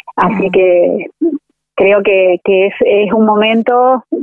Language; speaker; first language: Spanish; native; Spanish